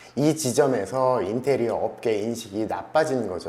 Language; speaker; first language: Korean; native; Korean